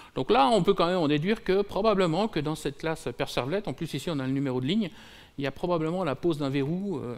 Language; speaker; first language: French; native; French